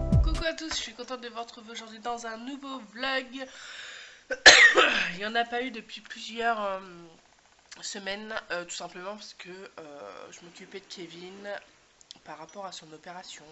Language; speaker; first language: French; native; French